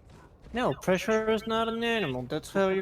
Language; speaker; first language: English; native; English